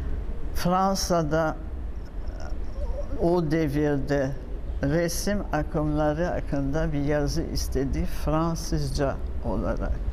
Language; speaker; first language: Turkish; non-native, fluent; French